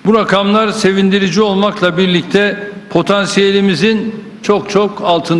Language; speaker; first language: Turkish; native; Turkish